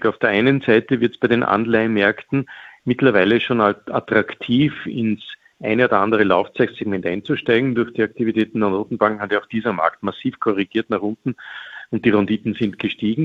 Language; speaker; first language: German; native; German